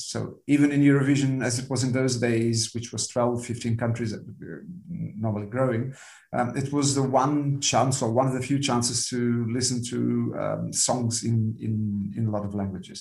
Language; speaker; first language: English; non-native, fluent; Portuguese